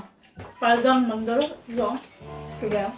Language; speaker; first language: Korean; non-native, learner; Filipino